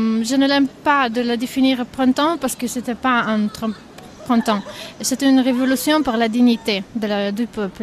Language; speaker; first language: French; non-native, fluent; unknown